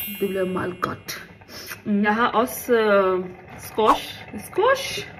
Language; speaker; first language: Danish; non-native, learner; Hindi